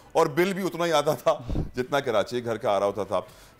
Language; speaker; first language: Urdu; native; Urdu